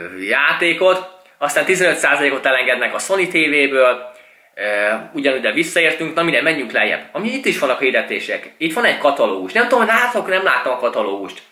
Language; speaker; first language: Hungarian; native; Hungarian